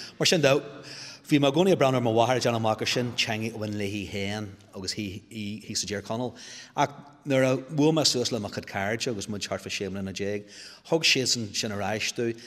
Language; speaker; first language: Irish; non-native, local second language; English